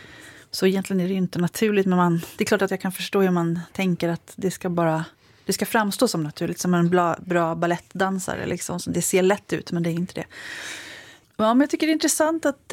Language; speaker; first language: Swedish; native; Swedish